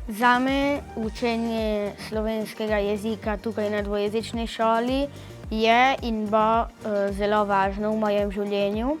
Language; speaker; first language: Slovenian; non-native, local second language; Italian